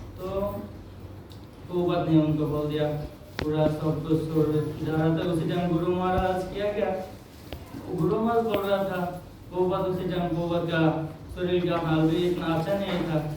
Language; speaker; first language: Hindi; non-native, local second language; Bangla